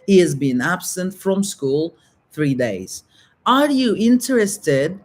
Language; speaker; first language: English; non-native, fluent; Turkish